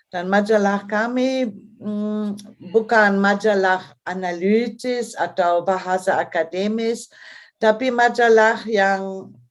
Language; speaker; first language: Indonesian; non-native, fluent; German